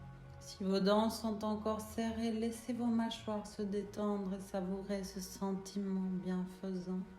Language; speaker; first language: French; native; French